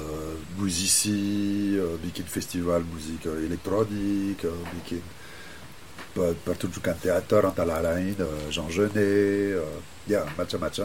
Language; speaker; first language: Indonesian; non-native, fluent; French